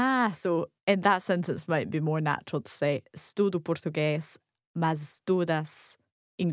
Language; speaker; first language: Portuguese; non-native, learner; English